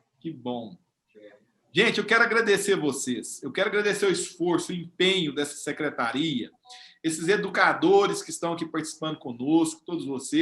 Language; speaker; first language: Portuguese; native; Portuguese